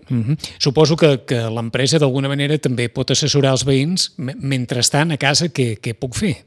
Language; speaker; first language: Catalan; native; Catalan